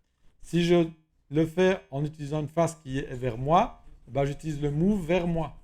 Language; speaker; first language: French; native; French